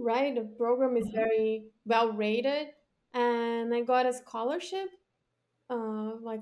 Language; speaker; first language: English; non-native, fluent; Portuguese